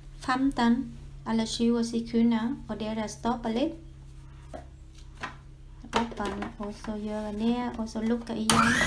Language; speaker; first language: Norwegian; non-native, learner; Vietnamese